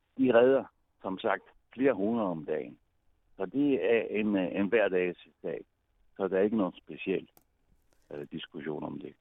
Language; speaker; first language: Danish; non-native, fluent; Italian